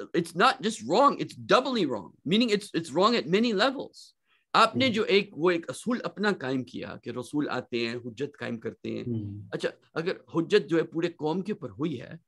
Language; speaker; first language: Urdu; native; Urdu